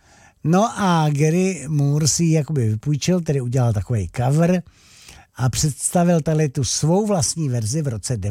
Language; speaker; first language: Czech; native; Czech